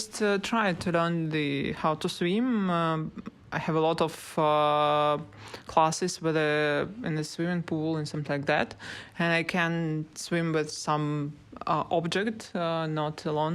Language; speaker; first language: English; non-native, learner; Russian